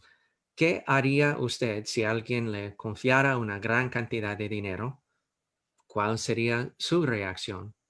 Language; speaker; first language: Spanish; non-native, fluent; English